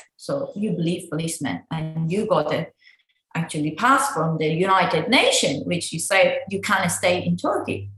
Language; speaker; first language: English; non-native, fluent; Persian